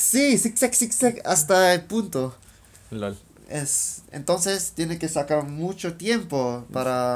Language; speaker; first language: Spanish; non-native, learner; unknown